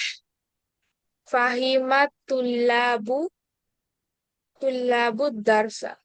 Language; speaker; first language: Arabic; non-native, learner; Bangla